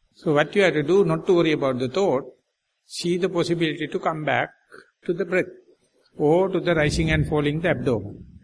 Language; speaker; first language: English; non-native, local second language; Sinhala